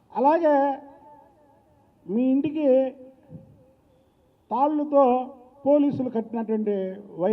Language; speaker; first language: Telugu; native; Telugu